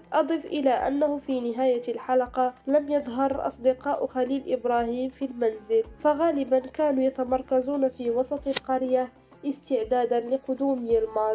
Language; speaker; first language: Arabic; native; Arabic